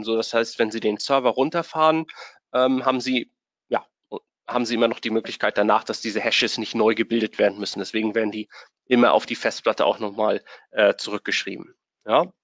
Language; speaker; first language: German; native; German